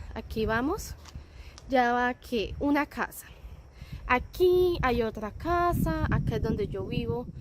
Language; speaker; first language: Spanish; native; Spanish